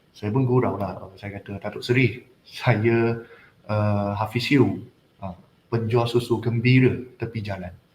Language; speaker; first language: Malay; non-native, local second language; Chinese